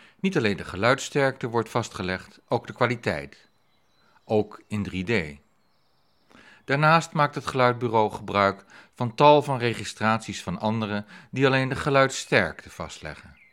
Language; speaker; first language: Dutch; native; Dutch